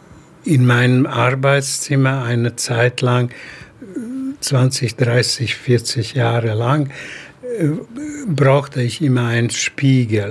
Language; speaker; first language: German; non-native, fluent; Hungarian